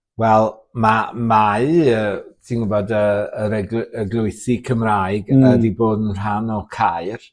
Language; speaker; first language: Welsh; native; Welsh